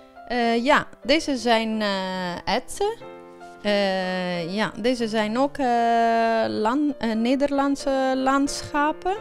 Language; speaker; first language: Dutch; early bilingual, heritage; Italian